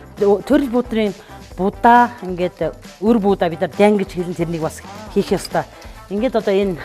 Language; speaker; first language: Mongolian; non-native, local second language; Kazakh